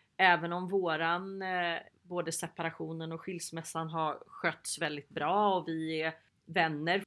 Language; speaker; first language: Swedish; native; Swedish